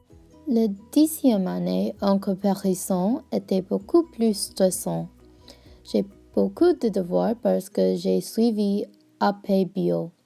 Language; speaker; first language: French; non-native, learner; English